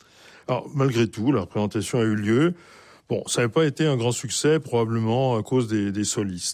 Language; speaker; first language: French; native; French